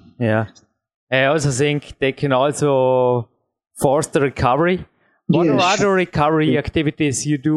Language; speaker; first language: English; non-native, fluent; German